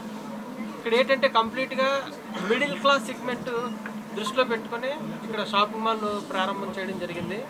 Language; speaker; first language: Telugu; native; Telugu